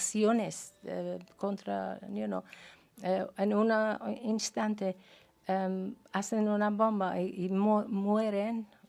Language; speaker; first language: Spanish; non-native, fluent; Persian